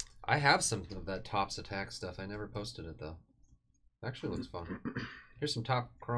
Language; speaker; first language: English; native; English